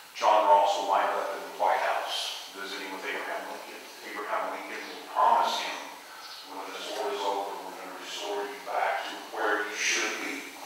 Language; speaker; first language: English; native; English